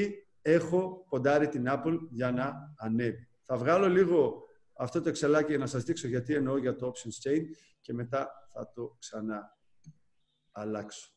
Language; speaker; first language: Greek; native; Greek